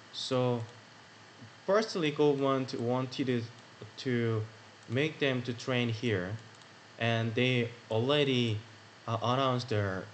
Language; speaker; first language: English; non-native, learner; Korean